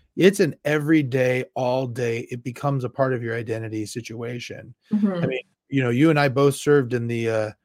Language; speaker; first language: English; native; English